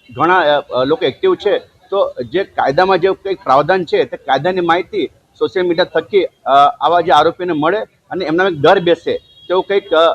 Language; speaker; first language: Gujarati; non-native, local second language; Marathi